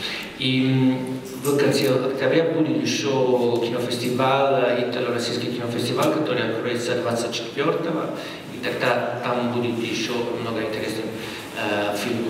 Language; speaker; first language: Russian; non-native, fluent; Italian